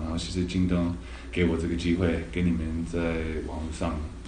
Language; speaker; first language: Chinese; early bilingual, other home language; English